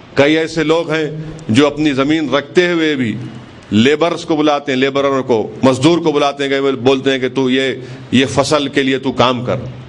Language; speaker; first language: Urdu; native; Urdu